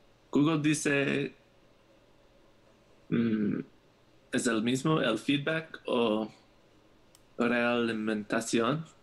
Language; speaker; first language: Spanish; non-native, learner; English